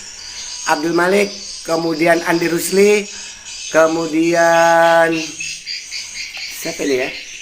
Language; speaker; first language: Indonesian; native; Indonesian